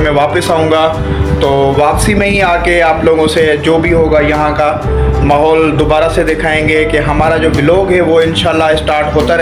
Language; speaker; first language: Hindi; non-native, local second language; Sindhi